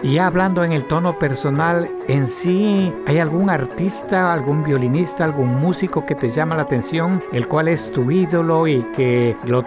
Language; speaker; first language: Spanish; native; Spanish